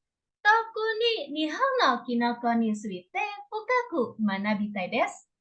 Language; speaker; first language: Japanese; non-native, learner; Indonesian